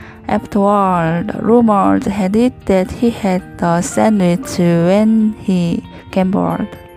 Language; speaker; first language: English; non-native, learner; Korean